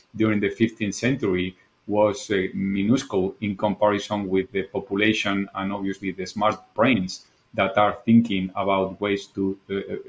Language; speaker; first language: English; non-native, fluent; Spanish